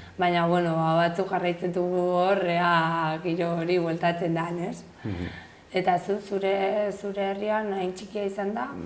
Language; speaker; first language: Basque; non-native, local second language; Spanish